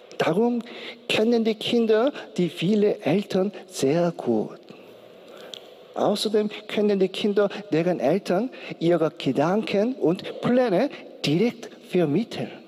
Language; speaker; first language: German; non-native, learner; Korean